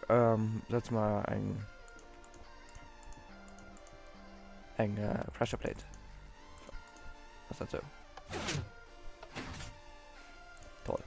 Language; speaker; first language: German; non-native, local second language; Luxembourgish